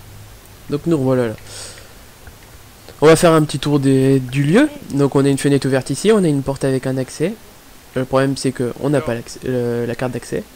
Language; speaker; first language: French; native; French